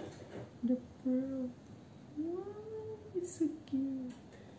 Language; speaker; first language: English; non-native, local second language; Filipino